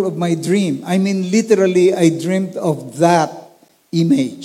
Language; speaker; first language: English; non-native, local second language; Filipino